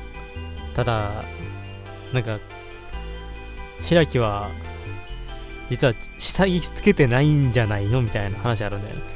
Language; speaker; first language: Japanese; native; Japanese